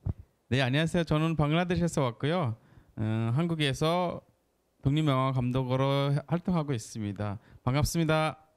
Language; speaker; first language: Korean; non-native, fluent; Bangla